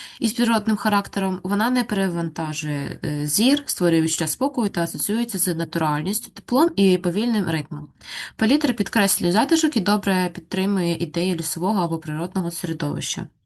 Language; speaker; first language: Ukrainian; native; Ukrainian